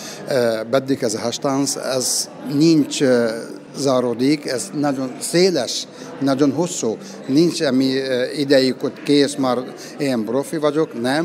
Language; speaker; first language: Hungarian; non-native, learner; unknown